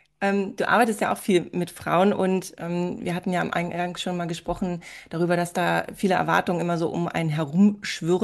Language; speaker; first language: German; native; German